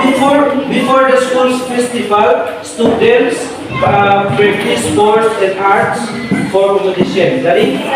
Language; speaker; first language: English; non-native, learner; Indonesian